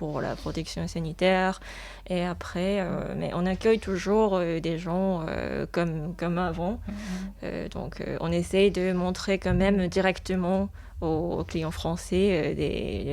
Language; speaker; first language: French; non-native, fluent; Japanese